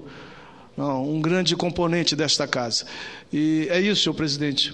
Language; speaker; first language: Portuguese; native; Portuguese